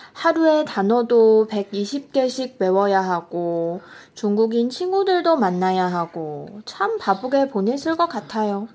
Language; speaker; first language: Korean; non-native, fluent; Chinese